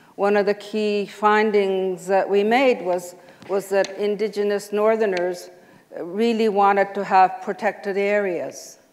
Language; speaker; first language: English; native; English